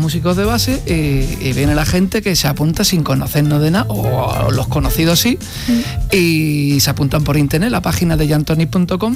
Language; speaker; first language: Spanish; native; Spanish